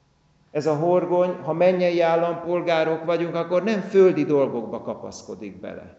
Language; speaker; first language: Hungarian; native; Hungarian